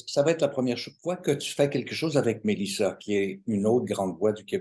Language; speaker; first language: French; native; French